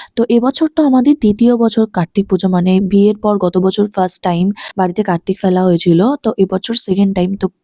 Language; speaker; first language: Bangla; native; Bangla